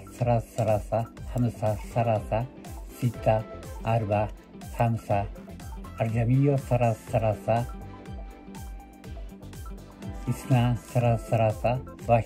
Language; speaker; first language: Arabic; non-native, learner; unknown